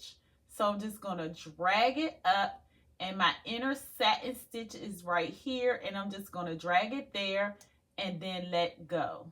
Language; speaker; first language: English; native; English